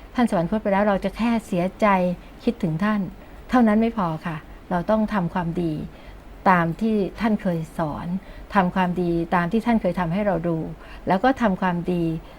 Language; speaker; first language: Thai; native; Thai